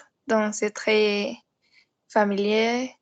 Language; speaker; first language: French; non-native, learner; Spanish